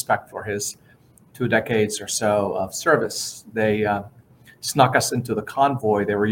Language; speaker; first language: English; non-native, fluent; Arabic